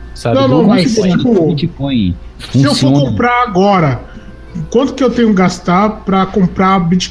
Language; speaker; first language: Portuguese; native; Portuguese